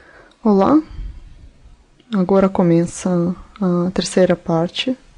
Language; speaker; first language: Portuguese; non-native, fluent; Russian